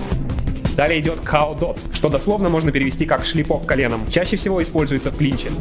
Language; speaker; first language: Russian; native; Russian